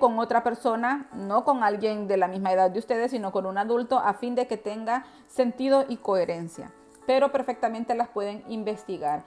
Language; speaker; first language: Spanish; native; Spanish